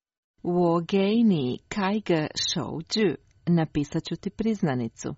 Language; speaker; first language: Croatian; non-native, fluent; Chinese